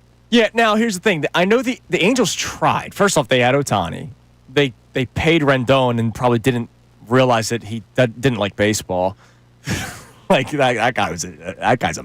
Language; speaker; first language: English; native; English